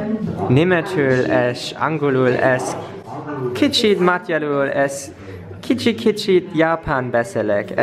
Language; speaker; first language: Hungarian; non-native, learner; German